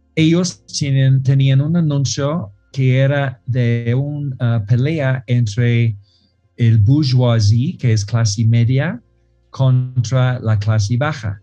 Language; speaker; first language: Spanish; non-native, fluent; English